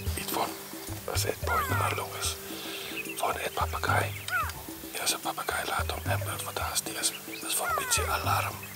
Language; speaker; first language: Hungarian; non-native, learner; Afrikaans